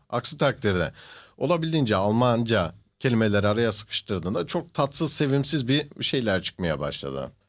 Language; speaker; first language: Turkish; native; Turkish